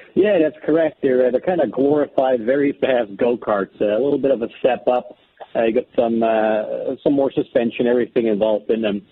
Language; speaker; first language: English; non-native, fluent; Dutch